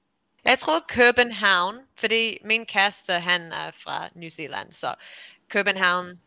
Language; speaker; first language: Danish; early bilingual, heritage; English